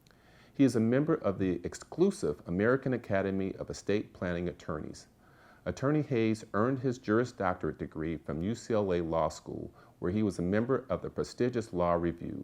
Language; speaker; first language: English; native; English